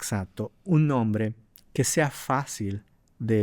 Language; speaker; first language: Spanish; non-native, fluent; Portuguese